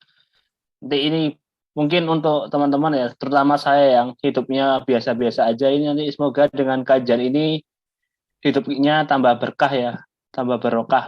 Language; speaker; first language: Indonesian; native; Indonesian